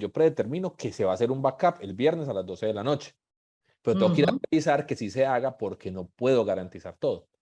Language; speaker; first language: Spanish; native; Spanish